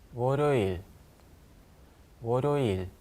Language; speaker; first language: Korean; non-native, learner; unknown